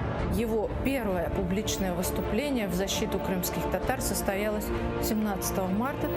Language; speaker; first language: Russian; native; Russian